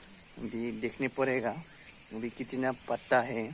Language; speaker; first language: Hindi; non-native, local second language; Assamese